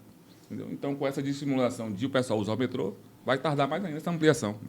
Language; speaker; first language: Portuguese; native; Portuguese